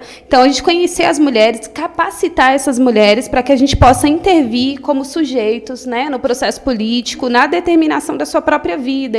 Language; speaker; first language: Portuguese; native; Portuguese